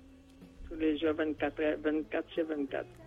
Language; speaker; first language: French; non-native, local second language; Réunion Creole French